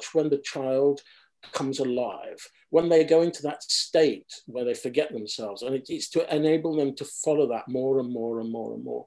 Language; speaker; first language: English; native; English